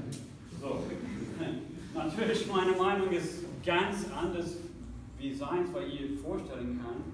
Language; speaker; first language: German; non-native, fluent; English